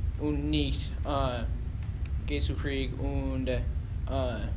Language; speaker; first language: German; non-native, learner; English